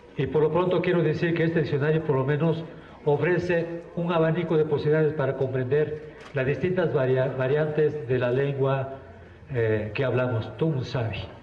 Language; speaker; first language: Spanish; non-native, local second language; Mixtepec Mixtec